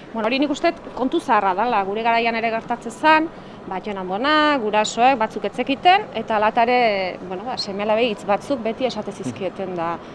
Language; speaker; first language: Basque; native; Basque